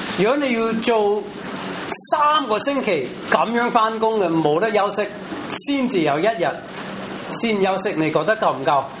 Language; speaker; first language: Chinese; non-native, local second language; Cantonese